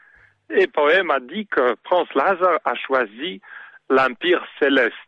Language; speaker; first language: French; non-native, learner; Serbian